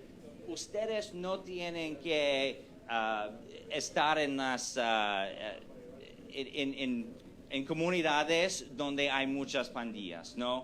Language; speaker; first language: Spanish; non-native, fluent; English